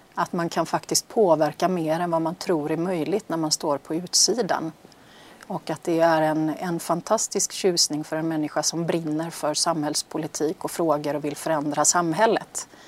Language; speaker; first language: Swedish; native; Swedish